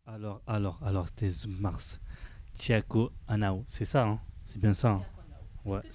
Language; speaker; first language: French; native; French